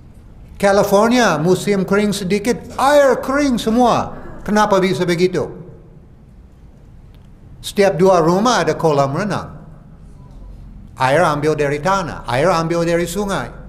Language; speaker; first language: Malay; non-native, fluent; English